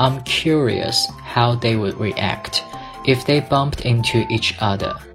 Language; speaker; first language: English; non-native, fluent; Cantonese